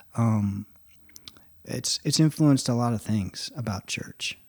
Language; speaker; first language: English; native; English